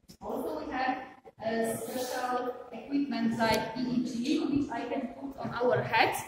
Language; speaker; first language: English; non-native, fluent; Polish